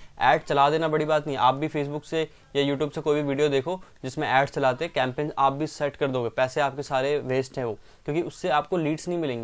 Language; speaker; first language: Hindi; native; Hindi